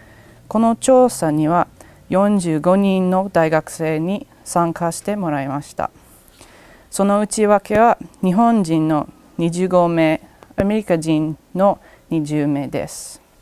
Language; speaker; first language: Japanese; non-native, learner; English